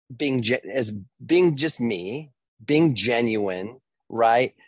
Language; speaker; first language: English; native; English